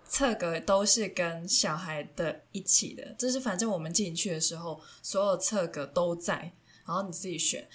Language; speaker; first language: Chinese; non-native, local second language; Cantonese